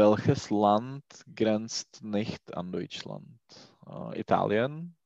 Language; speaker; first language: German; non-native, learner; Czech